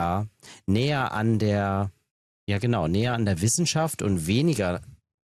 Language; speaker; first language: German; native; German